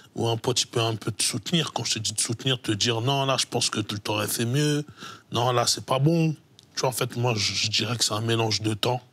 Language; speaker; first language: French; native; French